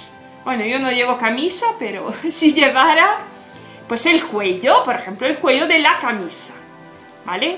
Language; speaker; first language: Spanish; non-native, fluent; Italian